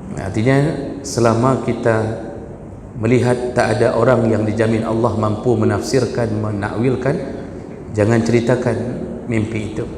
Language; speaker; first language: Malay; non-native, local second language; Achinese